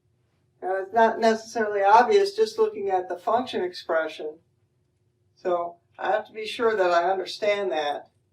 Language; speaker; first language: English; native; English